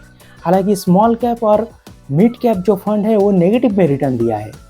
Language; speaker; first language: Hindi; non-native, local second language; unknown